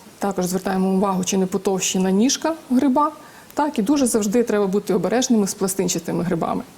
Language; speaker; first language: Ukrainian; native; Ukrainian